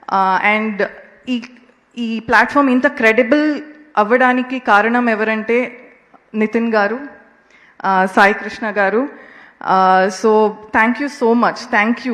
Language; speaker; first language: Telugu; non-native, local second language; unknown